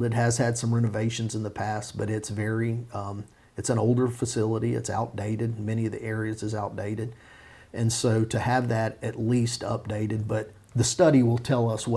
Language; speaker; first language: English; native; English